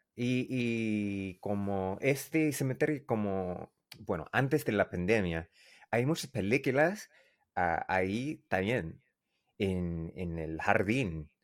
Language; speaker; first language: Spanish; non-native, learner; English